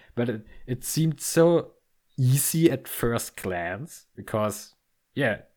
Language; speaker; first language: English; non-native, fluent; German